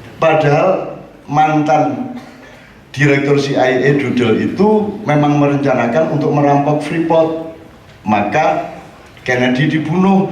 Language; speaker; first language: Indonesian; non-native, local second language; Javanese